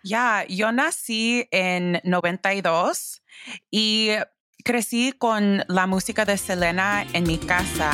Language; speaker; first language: Spanish; early bilingual, heritage; English